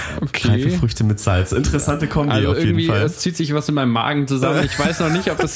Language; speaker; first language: German; native; German